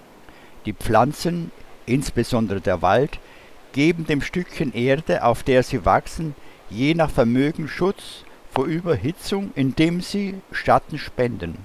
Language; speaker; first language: German; native; German